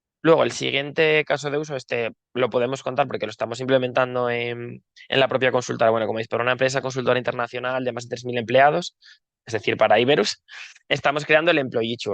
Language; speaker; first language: Spanish; native; Spanish